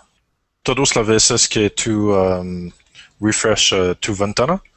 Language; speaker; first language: Spanish; non-native, learner; English